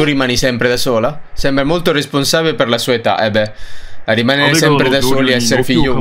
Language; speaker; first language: Italian; native; Italian